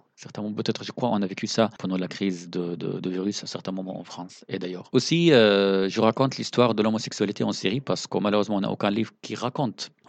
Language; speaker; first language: French; non-native, fluent; Arabic